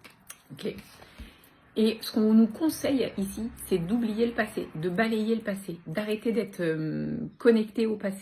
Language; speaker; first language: French; native; French